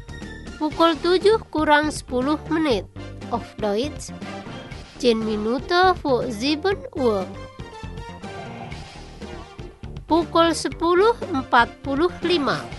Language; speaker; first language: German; non-native, learner; Indonesian